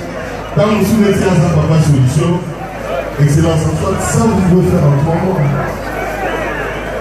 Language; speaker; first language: French; non-native, local second language; Lingala